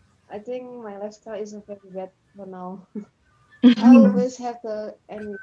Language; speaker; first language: English; non-native, learner; Indonesian